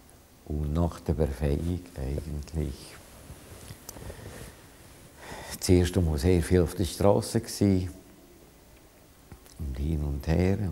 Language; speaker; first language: German; non-native, fluent; Hungarian